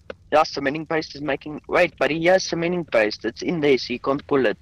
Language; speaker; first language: English; non-native, local second language; Afrikaans